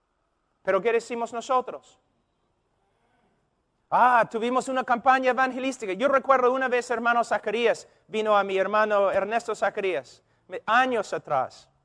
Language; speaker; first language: Spanish; non-native, fluent; English